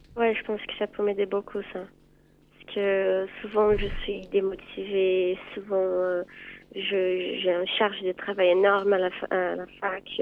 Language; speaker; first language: French; non-native, fluent; Portuguese